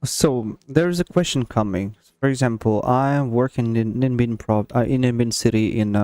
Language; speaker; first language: English; non-native, fluent; Russian